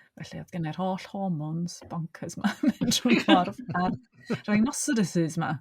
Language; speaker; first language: Welsh; native; Welsh